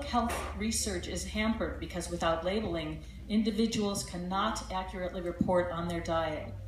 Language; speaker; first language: English; native; English